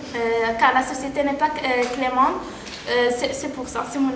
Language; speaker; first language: French; non-native, learner; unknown